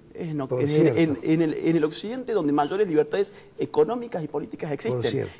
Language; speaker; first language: Spanish; native; Spanish